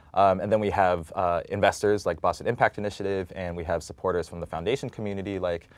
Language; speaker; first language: English; native; English